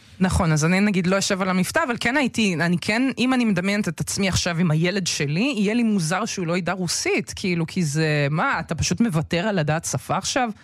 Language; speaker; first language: Hebrew; early bilingual, other home language; Russian